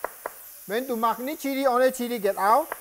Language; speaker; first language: German; non-native, learner; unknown